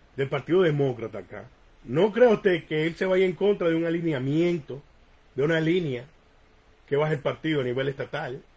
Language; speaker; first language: Spanish; early bilingual, heritage; Spanish